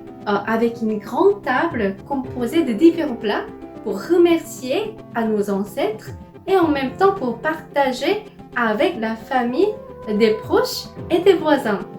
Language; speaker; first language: French; non-native, fluent; Korean